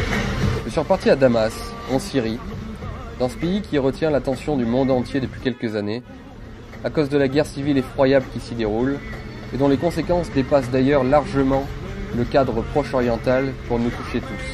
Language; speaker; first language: French; native; French